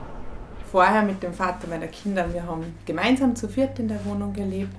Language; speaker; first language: German; native; German